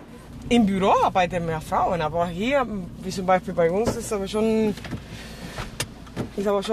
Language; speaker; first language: German; non-native, fluent; Spanish